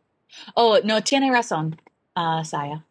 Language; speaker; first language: Spanish; non-native, learner; English